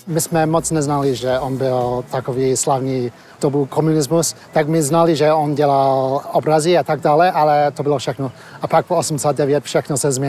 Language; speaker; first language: Czech; early bilingual, heritage; Czech